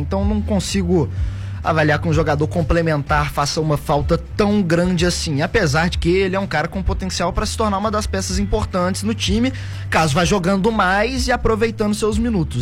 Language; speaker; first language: Portuguese; native; Portuguese